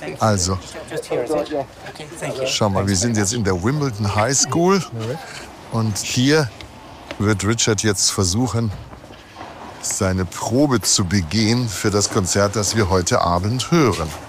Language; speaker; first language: German; native; German